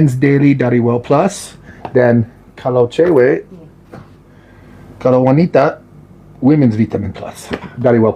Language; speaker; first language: Indonesian; non-native, learner; English